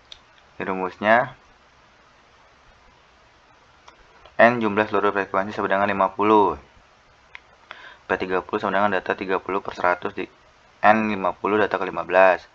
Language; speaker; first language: Indonesian; native; Indonesian